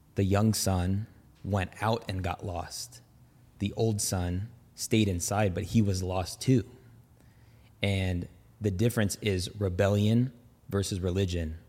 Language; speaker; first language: English; native; English